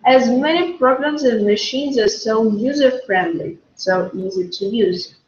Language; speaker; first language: English; non-native, fluent; Russian